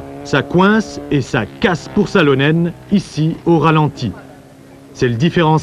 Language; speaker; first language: French; native; French